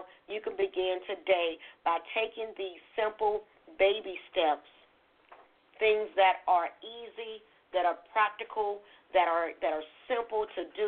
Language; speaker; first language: English; native; English